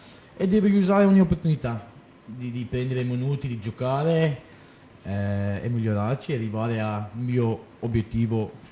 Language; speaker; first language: Italian; non-native, fluent; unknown